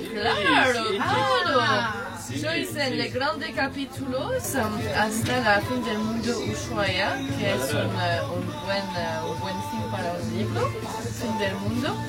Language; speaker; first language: Spanish; non-native, learner; French